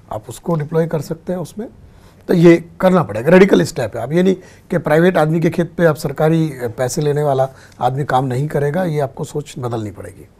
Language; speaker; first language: Hindi; native; Hindi